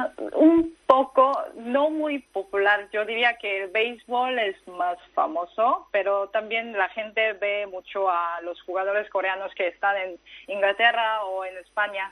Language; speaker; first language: Spanish; non-native, fluent; Korean